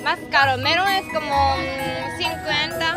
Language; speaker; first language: Spanish; non-native, learner; Japanese